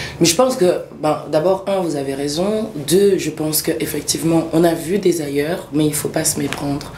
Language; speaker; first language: French; early bilingual, other home language; Swahili